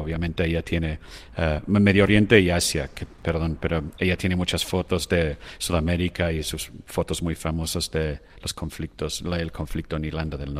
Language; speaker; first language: Spanish; non-native, fluent; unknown